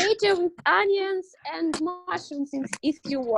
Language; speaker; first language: English; non-native, learner; Ukrainian